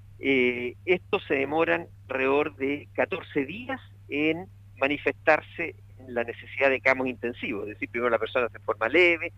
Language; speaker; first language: Spanish; native; Spanish